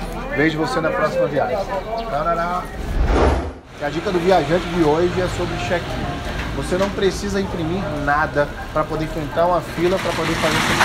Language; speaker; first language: Portuguese; native; Portuguese